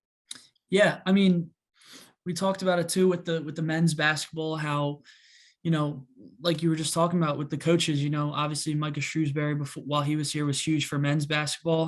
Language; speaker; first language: English; native; English